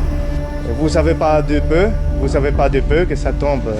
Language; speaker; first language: French; non-native, learner; Spanish